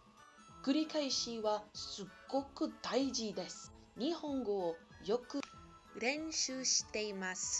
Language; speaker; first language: Japanese; non-native, learner; Portuguese